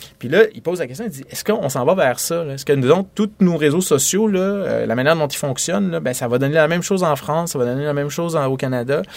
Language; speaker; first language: French; native; French